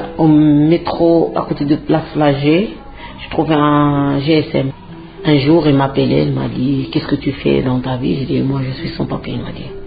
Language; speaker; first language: French; non-native, local second language; Arabic